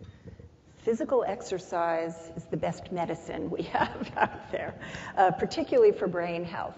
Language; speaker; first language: English; native; English